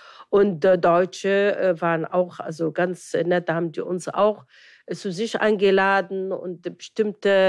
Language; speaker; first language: German; non-native, fluent; Arabic